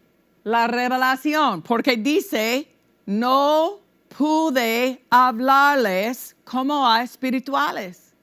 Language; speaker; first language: Spanish; non-native, fluent; English